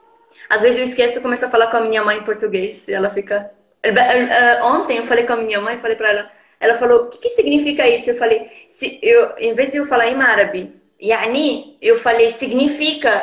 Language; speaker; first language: Portuguese; non-native, fluent; Arabic